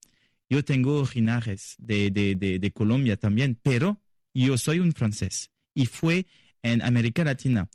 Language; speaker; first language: Spanish; non-native, learner; French